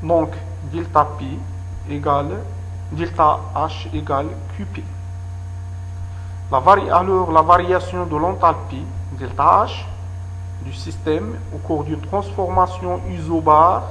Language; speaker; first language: French; non-native, local second language; Arabic